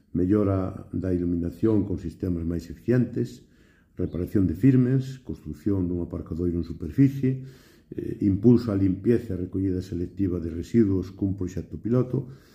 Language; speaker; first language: Galician; native; Galician